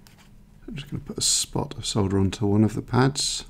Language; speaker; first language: English; native; English